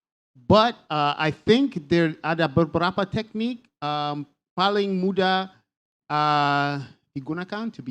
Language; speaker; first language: Indonesian; non-native, learner; English